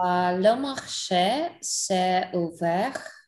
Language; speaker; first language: French; non-native, learner; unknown